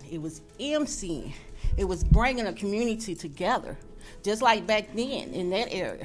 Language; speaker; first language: English; native; English